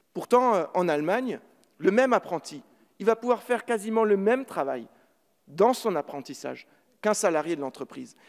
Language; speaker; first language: French; native; French